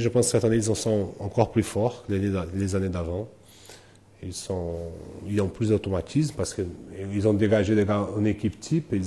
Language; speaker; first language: French; non-native, fluent; Portuguese